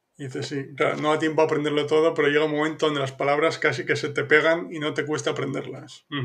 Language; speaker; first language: Spanish; native; Spanish